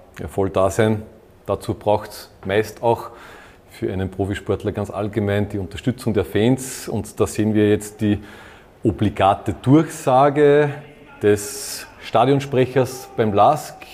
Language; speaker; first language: German; native; German